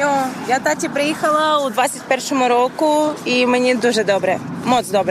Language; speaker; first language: Czech; non-native, learner; Ukrainian